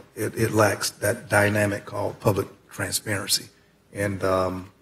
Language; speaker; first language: English; native; English